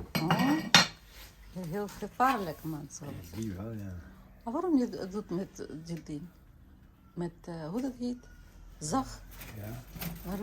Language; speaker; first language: Dutch; non-native, learner; Ukrainian